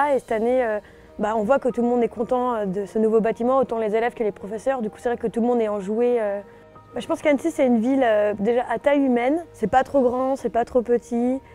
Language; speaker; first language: French; native; French